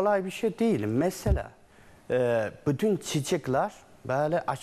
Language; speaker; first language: Turkish; non-native, learner; Chinese